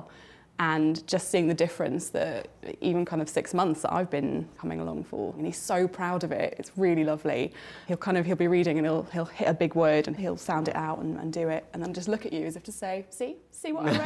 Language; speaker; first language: English; native; English